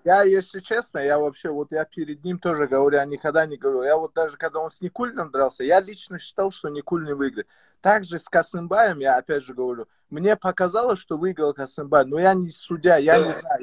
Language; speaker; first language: Russian; native; Russian